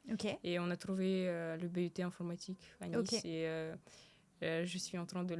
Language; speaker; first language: French; early bilingual, other home language; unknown